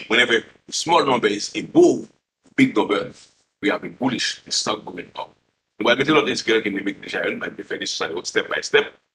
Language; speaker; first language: English; non-native, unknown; Haitian Creole